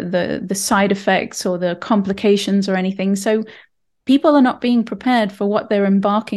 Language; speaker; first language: English; native; English